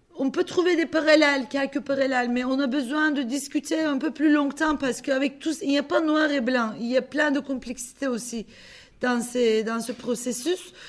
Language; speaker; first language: French; non-native, fluent; Turkish